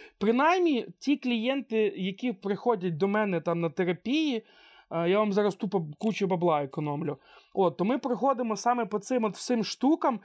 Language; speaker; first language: Ukrainian; non-native, local second language; Russian